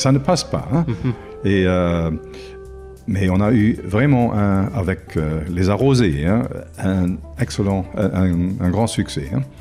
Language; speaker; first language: French; non-native, local second language; Luxembourgish